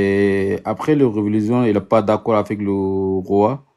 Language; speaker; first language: French; non-native, learner; Arabic